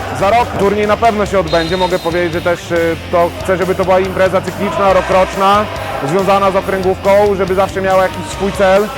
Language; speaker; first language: Polish; native; Polish